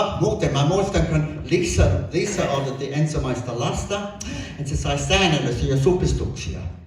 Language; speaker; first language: Finnish; non-native, fluent; English